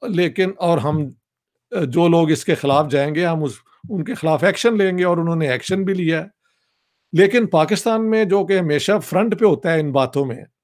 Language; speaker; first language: Urdu; non-native, local second language; Punjabi